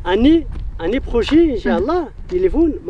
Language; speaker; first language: French; non-native, learner; Arabic